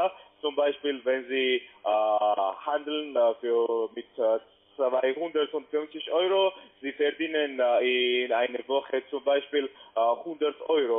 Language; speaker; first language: German; non-native, learner; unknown